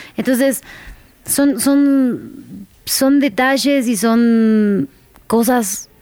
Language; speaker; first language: Spanish; native; Spanish